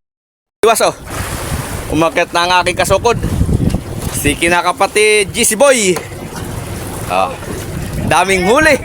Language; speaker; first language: Filipino; native; Filipino